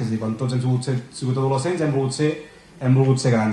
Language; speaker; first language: Catalan; native; Catalan